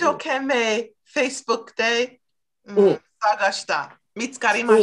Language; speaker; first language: Japanese; non-native, learner; English